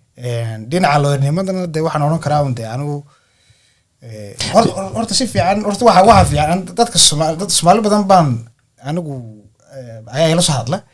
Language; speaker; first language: Somali; early bilingual, heritage; Somali